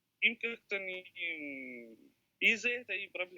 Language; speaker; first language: Russian; non-native, learner; Arabic